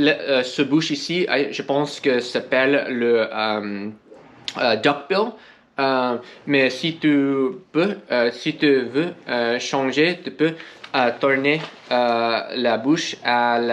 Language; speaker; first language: French; non-native, learner; English